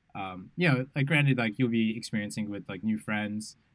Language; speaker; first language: English; native; English